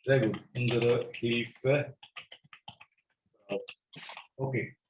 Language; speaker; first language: German; non-native, fluent; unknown